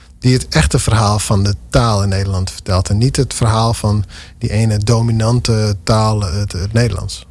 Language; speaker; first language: Dutch; non-native, local second language; Western Frisian